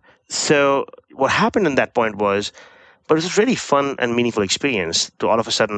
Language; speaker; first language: English; non-native, local second language; Hindi